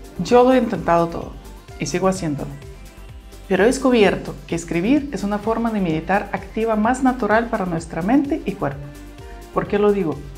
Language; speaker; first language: Spanish; non-native, fluent; Russian